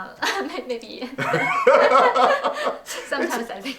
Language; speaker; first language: English; non-native, learner; Chinese